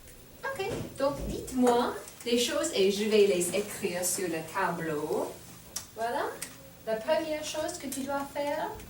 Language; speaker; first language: French; non-native, fluent; English